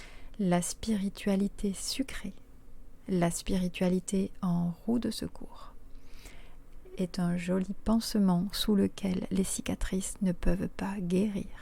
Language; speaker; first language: French; native; French